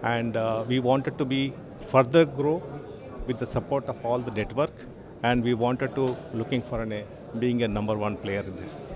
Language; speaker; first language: English; non-native, local second language; Telugu